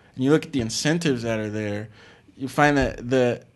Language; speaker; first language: English; native; English